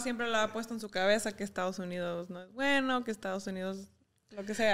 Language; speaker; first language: Spanish; early bilingual, heritage; Spanish